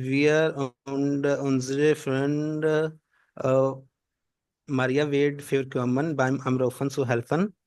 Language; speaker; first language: German; non-native, learner; Urdu